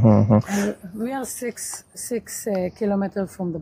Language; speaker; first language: English; non-native, learner; Hebrew